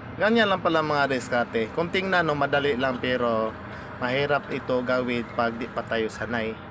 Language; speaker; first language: Filipino; non-native, local second language; Cebuano